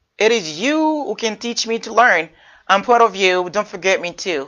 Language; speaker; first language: English; non-native, fluent; Haitian Creole